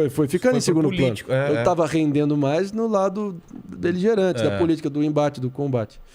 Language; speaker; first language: Portuguese; native; Portuguese